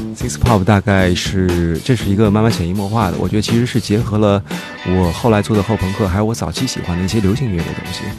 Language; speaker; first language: Chinese; native; Chinese